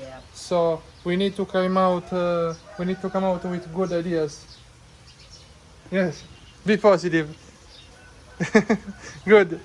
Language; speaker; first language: English; non-native, fluent; Italian